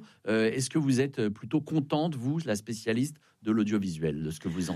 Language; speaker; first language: French; native; French